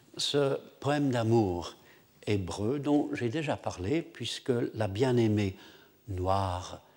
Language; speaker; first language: French; non-native, fluent; English